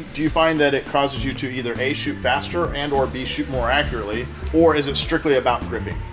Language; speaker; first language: English; native; English